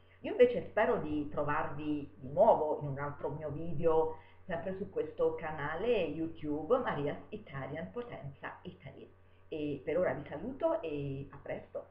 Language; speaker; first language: Italian; native; Italian